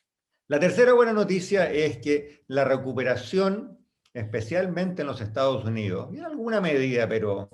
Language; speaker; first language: Spanish; native; Spanish